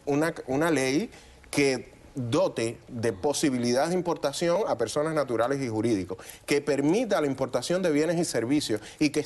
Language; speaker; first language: Spanish; native; Spanish